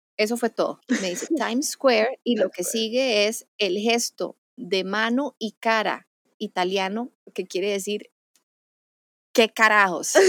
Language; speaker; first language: Spanish; native; Spanish